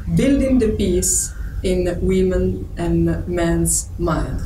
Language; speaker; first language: English; non-native, fluent; Italian